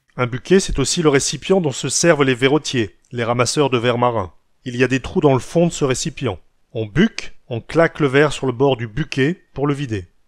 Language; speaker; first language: French; native; French